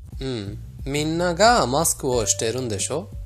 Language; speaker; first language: Japanese; non-native, fluent; Persian